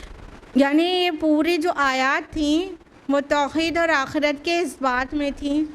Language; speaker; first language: Urdu; native; Urdu